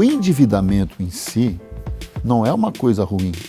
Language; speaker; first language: Portuguese; native; Portuguese